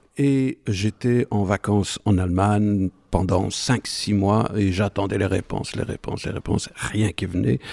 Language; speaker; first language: French; non-native, local second language; Arabic